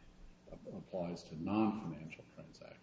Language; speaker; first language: English; native; English